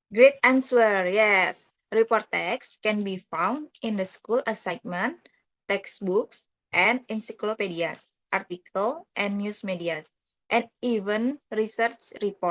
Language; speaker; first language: English; non-native, learner; Indonesian